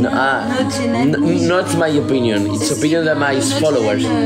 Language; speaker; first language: English; non-native, learner; Spanish